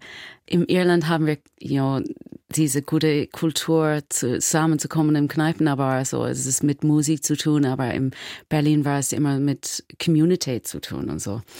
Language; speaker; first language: German; non-native, learner; English